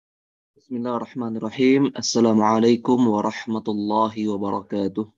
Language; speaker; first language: Arabic; non-native, fluent; Indonesian